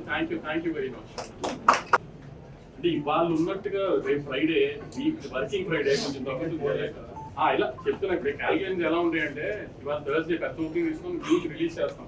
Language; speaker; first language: Telugu; native; Telugu